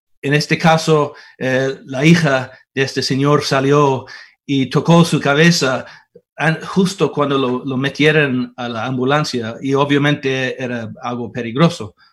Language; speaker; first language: Spanish; non-native, fluent; English